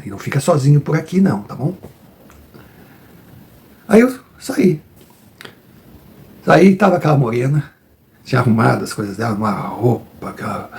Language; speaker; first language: Portuguese; native; Portuguese